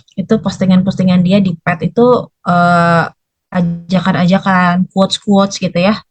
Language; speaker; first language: Indonesian; native; Indonesian